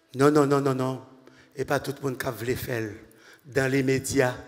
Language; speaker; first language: French; non-native, local second language; Haitian Creole